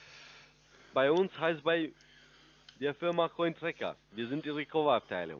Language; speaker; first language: German; non-native, fluent; Russian